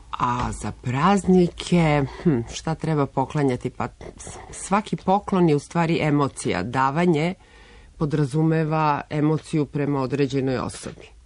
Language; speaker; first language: Serbian; native; Serbian